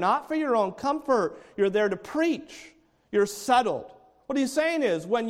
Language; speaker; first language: English; native; English